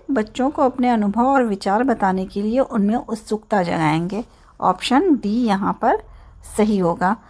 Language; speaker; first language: Hindi; native; Hindi